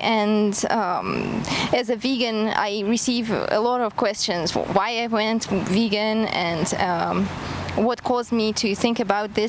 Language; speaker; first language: English; non-native, fluent; Kazakh